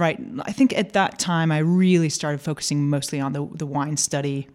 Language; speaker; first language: English; native; English